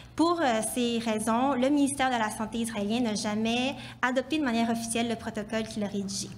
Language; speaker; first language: French; native; French